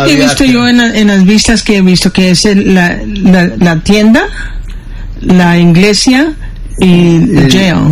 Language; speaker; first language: Spanish; early bilingual, heritage; Spanish